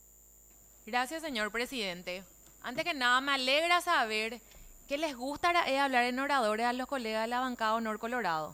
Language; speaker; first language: Spanish; native; Spanish